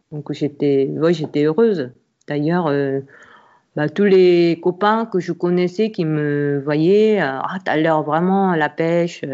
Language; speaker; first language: French; non-native, fluent; Korean